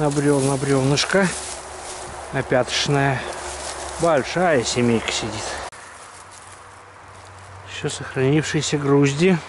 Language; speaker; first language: Russian; native; Russian